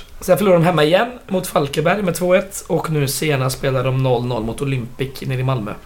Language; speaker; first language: Swedish; native; Swedish